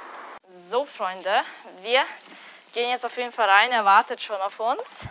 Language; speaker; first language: German; early bilingual, other home language; Hungarian